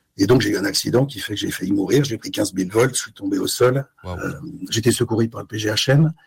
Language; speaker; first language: French; native; French